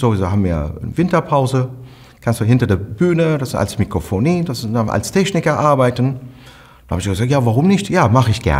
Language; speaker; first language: German; non-native, fluent; Turkish